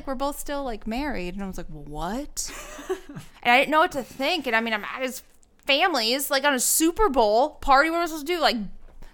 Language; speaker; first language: English; native; English